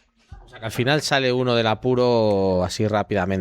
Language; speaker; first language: Spanish; native; Spanish